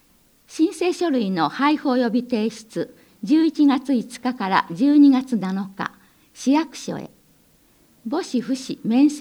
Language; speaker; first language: Japanese; native; Japanese